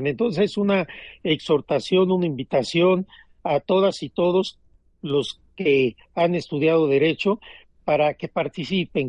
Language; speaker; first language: Spanish; native; Spanish